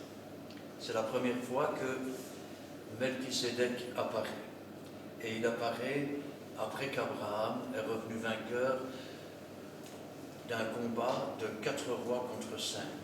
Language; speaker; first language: French; native; French